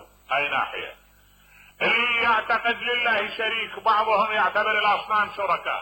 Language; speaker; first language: Arabic; native; Arabic